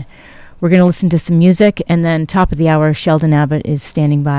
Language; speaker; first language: English; native; English